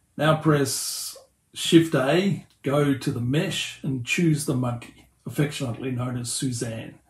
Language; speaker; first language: English; native; English